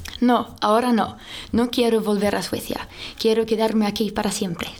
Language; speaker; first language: Spanish; non-native, learner; Swedish